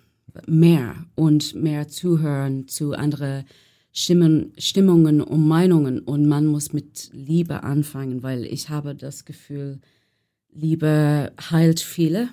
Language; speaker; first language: German; non-native, learner; English